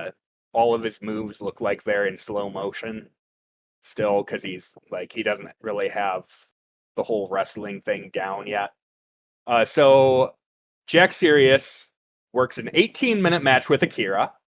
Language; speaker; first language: English; native; English